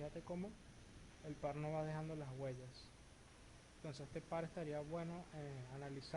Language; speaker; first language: Spanish; native; Spanish